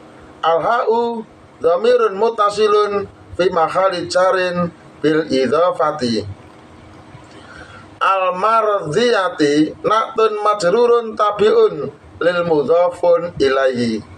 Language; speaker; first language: Arabic; non-native, fluent; Javanese